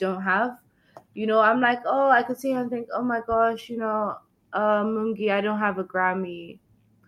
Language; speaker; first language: English; non-native, local second language; Yoruba